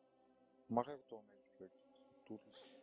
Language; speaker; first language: Bulgarian; native; Bulgarian